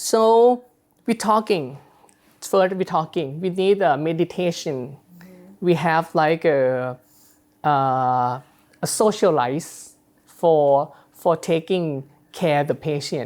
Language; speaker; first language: English; non-native, learner; Thai